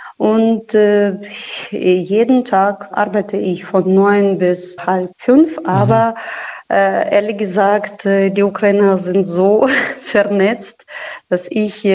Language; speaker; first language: German; non-native, fluent; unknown